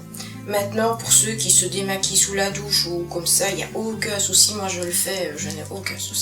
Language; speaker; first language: French; native; French